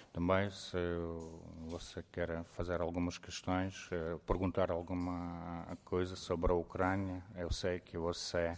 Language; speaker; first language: Portuguese; non-native, fluent; Ukrainian